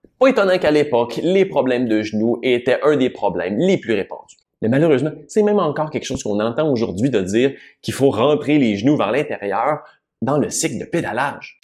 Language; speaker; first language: French; native; French